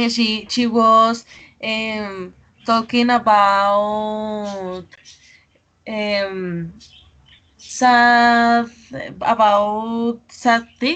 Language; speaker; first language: English; non-native, learner; Spanish